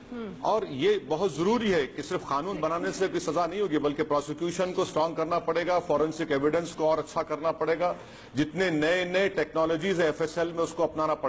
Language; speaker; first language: Urdu; native; Urdu